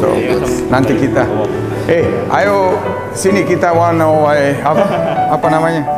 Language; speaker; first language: Indonesian; non-native, fluent; Serbian